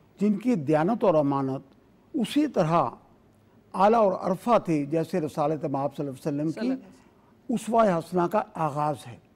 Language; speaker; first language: Urdu; native; Urdu